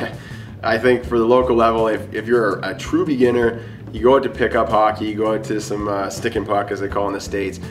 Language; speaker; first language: English; native; English